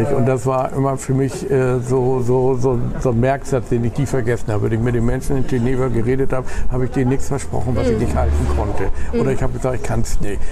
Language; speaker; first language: German; native; German